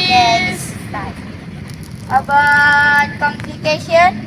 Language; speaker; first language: English; non-native, learner; Indonesian